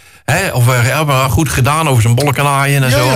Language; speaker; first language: Dutch; native; Dutch